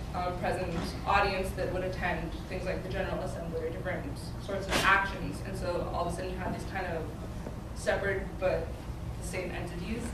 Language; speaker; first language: English; native; English